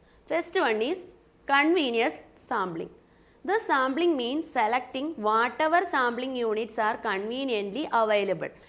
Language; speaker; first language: English; non-native, local second language; Malayalam